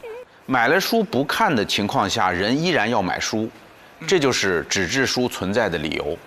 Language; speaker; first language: Chinese; native; Chinese